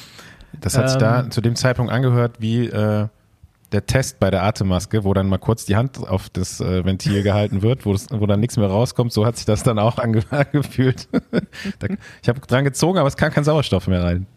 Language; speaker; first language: German; native; German